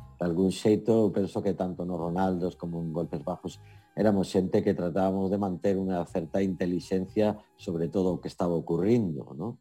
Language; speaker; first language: Galician; native; Galician